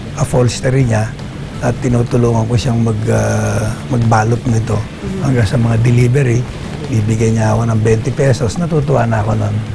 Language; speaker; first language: Filipino; non-native, local second language; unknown